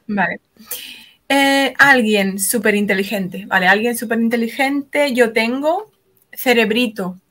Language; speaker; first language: Spanish; native; Spanish